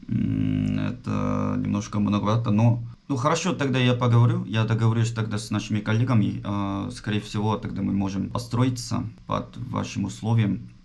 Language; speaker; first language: Russian; non-native, fluent; Korean